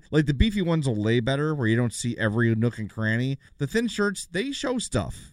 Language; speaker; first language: English; native; English